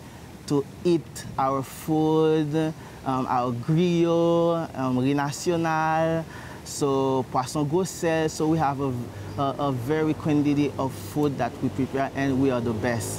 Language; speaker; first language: English; non-native, learner; Haitian Creole